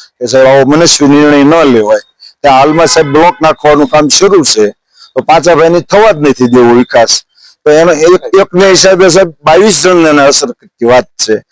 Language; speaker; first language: Gujarati; native; Gujarati